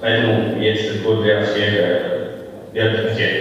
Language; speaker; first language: Russian; non-native, learner; Italian